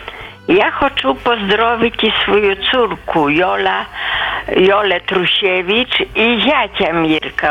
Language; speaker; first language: Polish; non-native, local second language; Belarusian